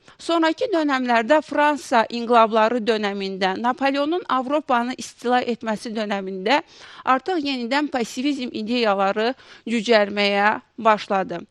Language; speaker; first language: Azerbaijani; native; Azerbaijani